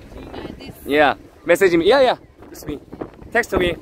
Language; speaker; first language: English; non-native, learner; Korean